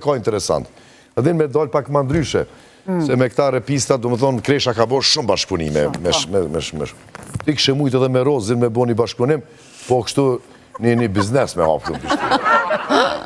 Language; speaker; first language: Albanian; native; Albanian